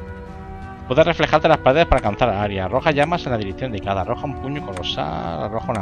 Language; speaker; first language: Spanish; native; Spanish